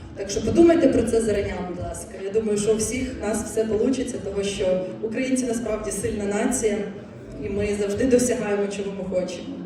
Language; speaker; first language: Ukrainian; non-native, local second language; Russian